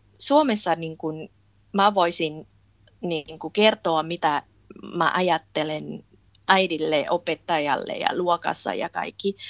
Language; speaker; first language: Finnish; non-native, fluent; Thai